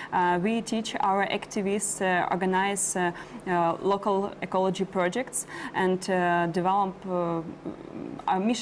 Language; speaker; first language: English; non-native, learner; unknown